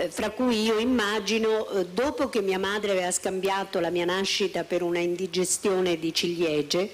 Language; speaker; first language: Italian; native; Italian